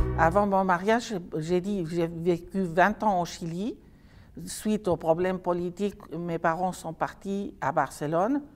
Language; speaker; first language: French; non-native, fluent; Dutch